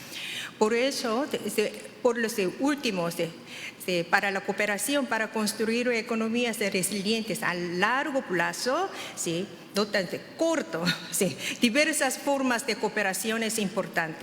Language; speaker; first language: Spanish; non-native, fluent; Korean